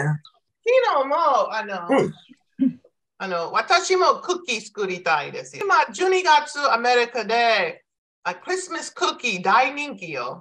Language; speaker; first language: Japanese; non-native, fluent; English